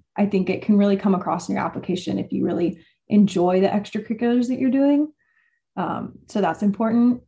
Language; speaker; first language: English; native; English